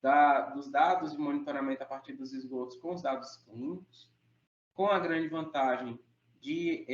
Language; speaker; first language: Portuguese; native; Portuguese